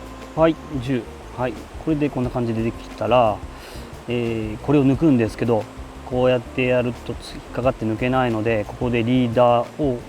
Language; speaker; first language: Japanese; native; Japanese